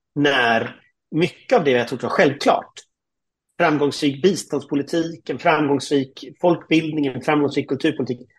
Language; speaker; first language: Swedish; native; Swedish